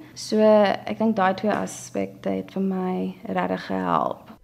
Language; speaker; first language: Afrikaans; native; Afrikaans